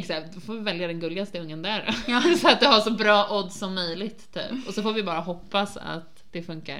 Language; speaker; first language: Swedish; native; Swedish